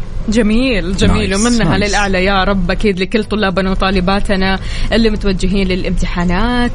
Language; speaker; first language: Arabic; native; Arabic